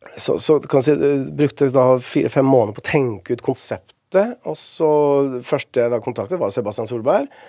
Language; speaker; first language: Norwegian; early bilingual, other home language; Spanish